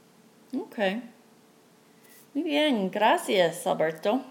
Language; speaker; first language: Spanish; non-native, learner; English